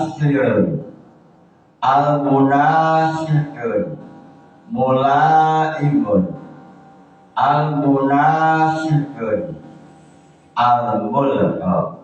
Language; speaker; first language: Arabic; non-native, fluent; Indonesian